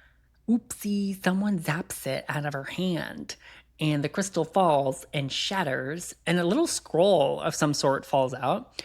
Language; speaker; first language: English; native; English